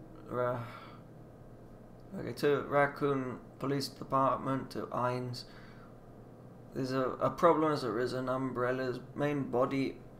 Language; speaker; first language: English; native; English